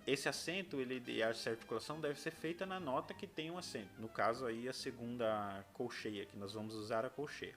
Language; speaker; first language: Portuguese; native; Portuguese